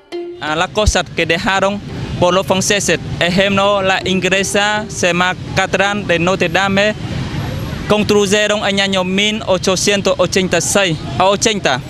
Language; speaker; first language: Spanish; non-native, learner; Vietnamese